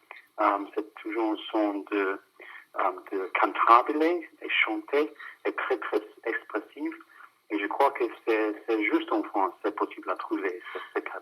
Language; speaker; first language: French; non-native, fluent; English